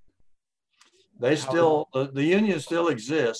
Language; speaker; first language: English; native; English